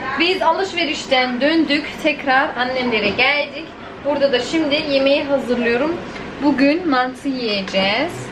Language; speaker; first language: Turkish; early bilingual, heritage; Turkish